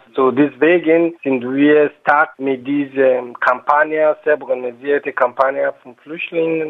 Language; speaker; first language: German; non-native, fluent; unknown